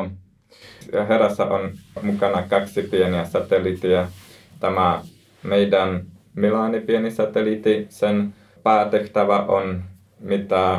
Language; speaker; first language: Finnish; non-native, learner; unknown